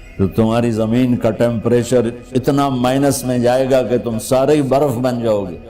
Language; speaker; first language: Urdu; non-native, local second language; Punjabi